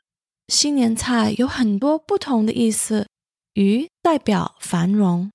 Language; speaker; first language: Chinese; early bilingual, heritage; Chinese